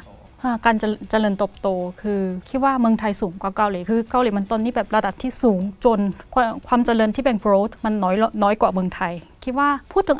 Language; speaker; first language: Thai; non-native, fluent; Korean